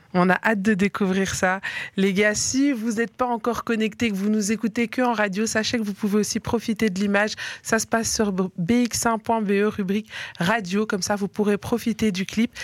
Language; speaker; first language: French; native; French